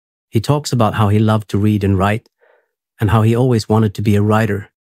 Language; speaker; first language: English; native; English